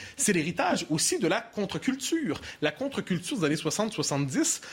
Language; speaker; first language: French; native; French